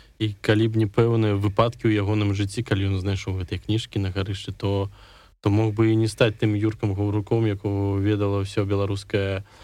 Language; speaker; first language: Belarusian; non-native, local second language; Russian